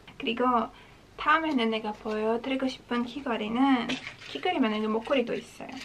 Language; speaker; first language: Korean; non-native, fluent; Latvian